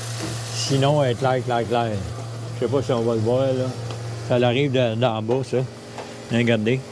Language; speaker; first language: French; native; French